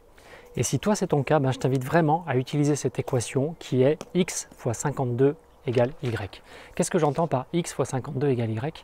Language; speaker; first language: French; native; French